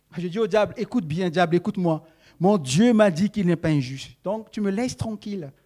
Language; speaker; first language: French; non-native, local second language; Sango